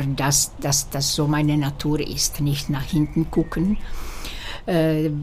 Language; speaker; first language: German; non-native, fluent; Slovak